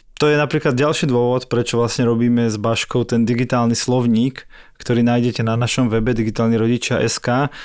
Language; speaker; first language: Slovak; native; Slovak